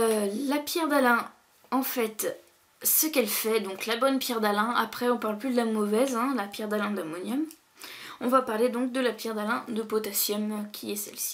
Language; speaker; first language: French; native; French